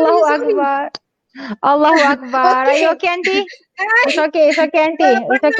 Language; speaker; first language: English; non-native, local second language; Malay